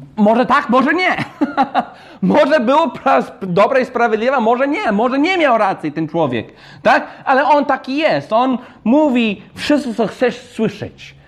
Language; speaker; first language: Polish; non-native, fluent; English